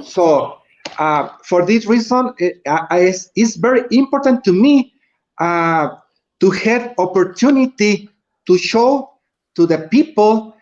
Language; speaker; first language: English; non-native, learner; Spanish